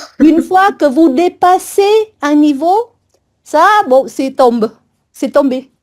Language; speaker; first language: French; non-native, fluent; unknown